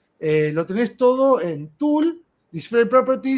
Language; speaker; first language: Spanish; native; Spanish